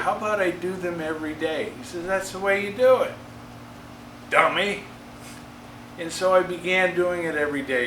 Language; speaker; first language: English; native; English